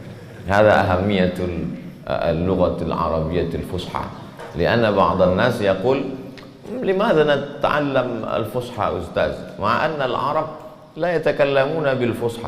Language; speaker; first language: Arabic; non-native, fluent; Indonesian